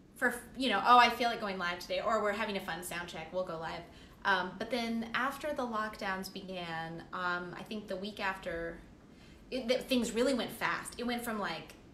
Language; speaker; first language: English; native; English